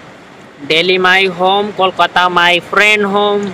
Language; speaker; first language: English; non-native, learner; Hindi